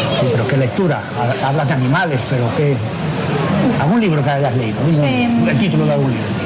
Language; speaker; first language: Spanish; native; Spanish